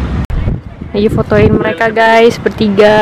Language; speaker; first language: Indonesian; native; Indonesian